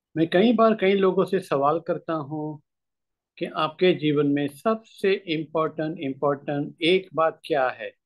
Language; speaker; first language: Hindi; native; Hindi